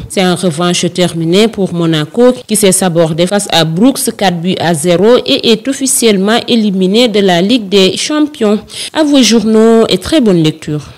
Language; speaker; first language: French; non-native, local second language; Wolof